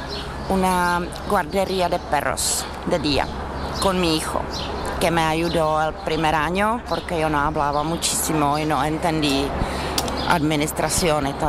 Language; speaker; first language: Spanish; non-native, learner; Czech